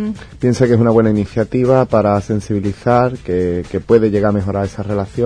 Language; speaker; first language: Spanish; native; Spanish